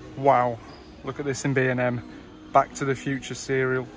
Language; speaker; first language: English; native; English